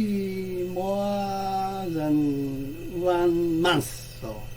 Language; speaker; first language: English; non-native, learner; Japanese